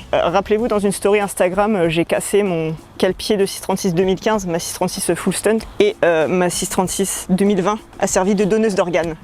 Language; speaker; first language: French; native; French